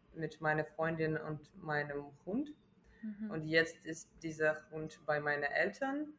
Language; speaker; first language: German; non-native, fluent; Ukrainian